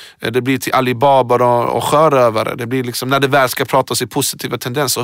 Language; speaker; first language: Swedish; early bilingual, other home language; Persian